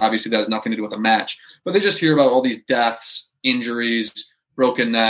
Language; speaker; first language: English; native; English